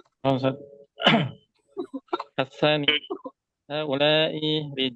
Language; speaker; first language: Arabic; non-native, learner; Indonesian